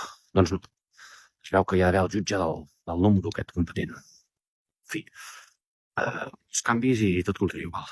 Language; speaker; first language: Catalan; native; Catalan